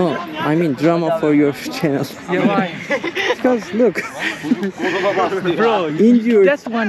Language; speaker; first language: English; non-native, learner; Thai